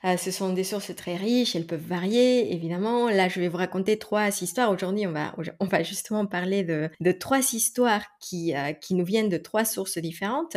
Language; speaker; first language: French; non-native, fluent; Spanish